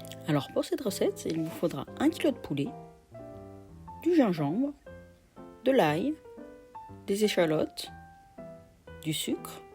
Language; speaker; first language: French; native; French